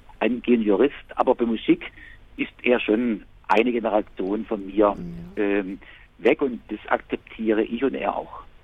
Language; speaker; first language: German; native; German